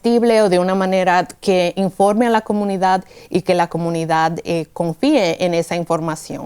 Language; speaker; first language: Spanish; early bilingual, heritage; Spanish